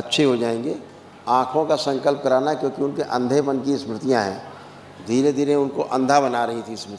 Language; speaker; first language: Hindi; native; Hindi